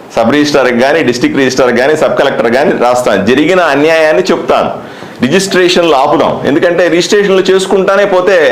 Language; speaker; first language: Telugu; native; Telugu